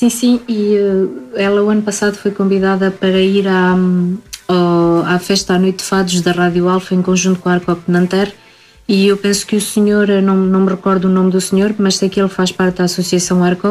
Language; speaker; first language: Portuguese; native; Portuguese